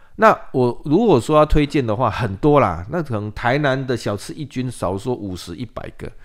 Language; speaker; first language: Chinese; non-native, local second language; Min Nan Chinese